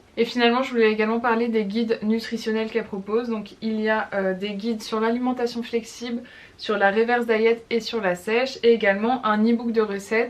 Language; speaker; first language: French; native; French